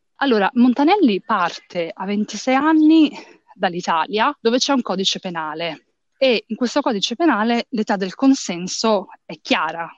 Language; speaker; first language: Italian; early bilingual, other home language; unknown